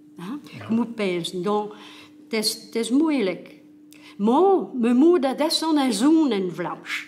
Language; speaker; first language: Dutch; non-native, local second language; French